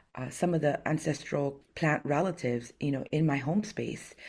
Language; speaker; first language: English; early bilingual, other home language; Spanish